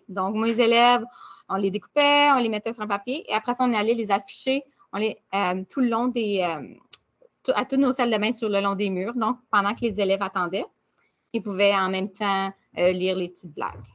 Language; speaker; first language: French; native; French